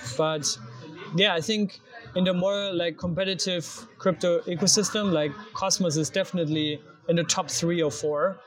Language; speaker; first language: English; non-native, fluent; German